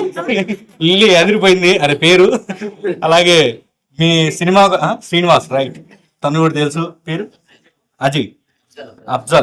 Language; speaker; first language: Telugu; native; Telugu